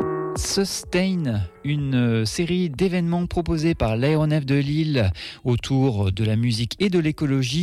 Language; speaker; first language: French; native; French